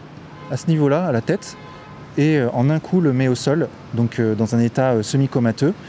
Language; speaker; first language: French; native; French